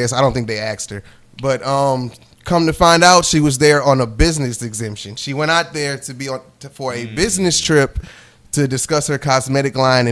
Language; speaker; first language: English; native; English